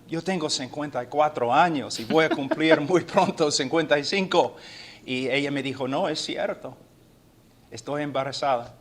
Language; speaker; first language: Spanish; non-native, fluent; English